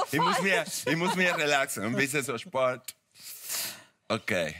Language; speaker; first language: German; non-native, fluent; Spanish